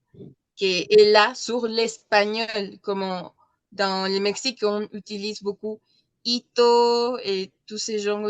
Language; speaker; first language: French; non-native, learner; Spanish